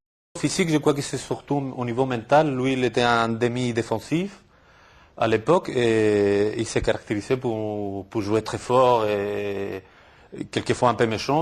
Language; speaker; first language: French; non-native, fluent; Spanish